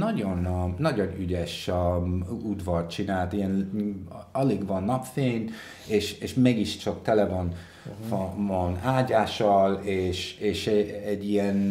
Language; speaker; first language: Hungarian; non-native, fluent; English